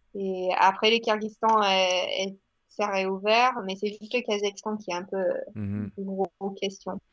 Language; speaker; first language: French; non-native, fluent; English